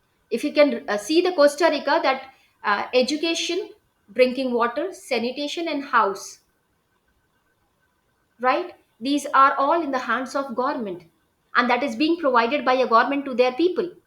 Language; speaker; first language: English; non-native, local second language; Hindi